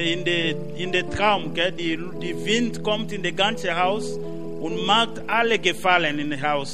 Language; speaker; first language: German; non-native, learner; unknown